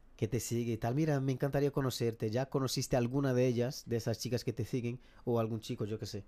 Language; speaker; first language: Spanish; non-native, fluent; Portuguese